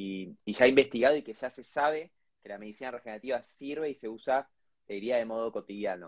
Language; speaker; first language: Spanish; native; Spanish